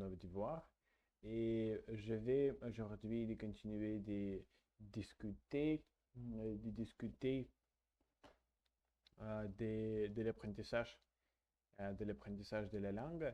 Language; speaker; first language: French; non-native, learner; English